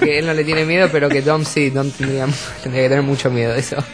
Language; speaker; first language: Spanish; native; Spanish